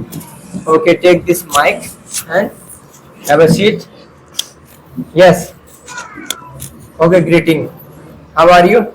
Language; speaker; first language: English; non-native, fluent; Hindi